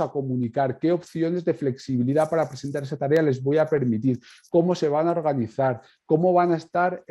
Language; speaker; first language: Spanish; native; Spanish